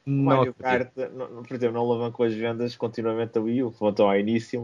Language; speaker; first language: Portuguese; native; Portuguese